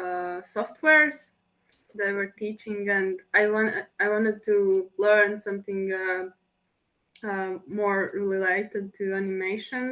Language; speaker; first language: English; non-native, fluent; Latvian